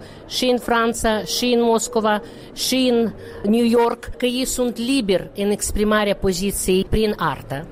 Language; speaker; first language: Romanian; non-native, local second language; Russian